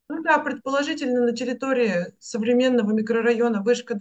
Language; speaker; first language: Russian; native; Russian